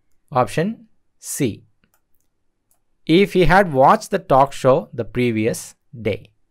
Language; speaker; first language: English; non-native, local second language; Malayalam